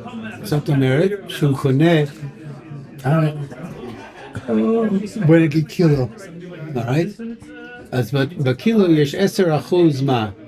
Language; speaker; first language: Hebrew; non-native, fluent; English